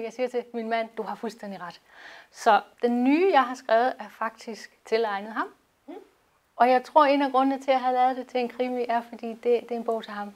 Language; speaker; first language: Danish; native; Danish